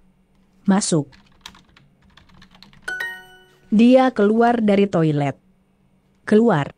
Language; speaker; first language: Indonesian; non-native, learner; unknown